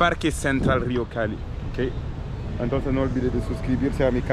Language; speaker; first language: Spanish; non-native, learner; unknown